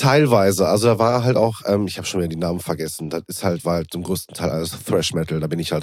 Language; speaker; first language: German; native; German